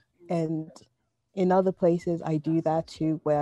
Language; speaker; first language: English; native; English